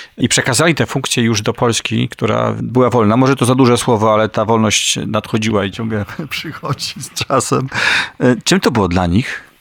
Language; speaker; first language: Polish; native; Polish